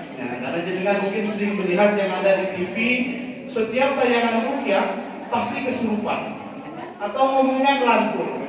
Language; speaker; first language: Indonesian; non-native, local second language; Madurese